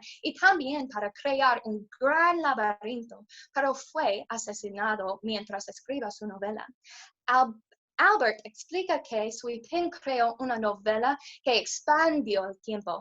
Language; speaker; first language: Spanish; non-native, learner; English